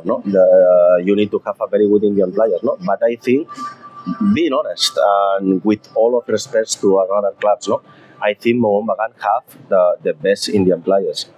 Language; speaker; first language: English; non-native, fluent; Spanish